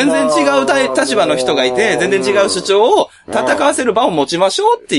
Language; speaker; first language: Japanese; native; Japanese